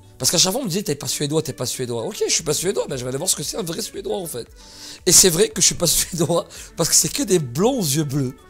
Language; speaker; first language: French; native; French